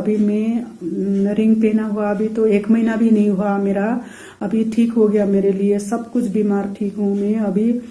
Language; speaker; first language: Hindi; non-native, local second language; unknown